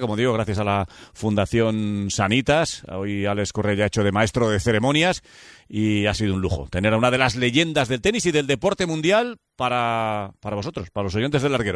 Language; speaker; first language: Spanish; native; Spanish